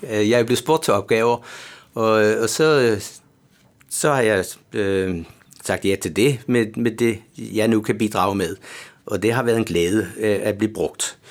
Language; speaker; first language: Danish; native; Danish